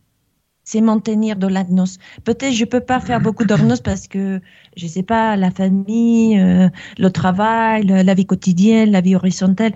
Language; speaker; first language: French; non-native, fluent; Spanish